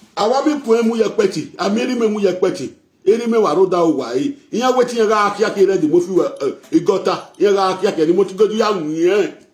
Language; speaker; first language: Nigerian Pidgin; non-native, local second language; Bini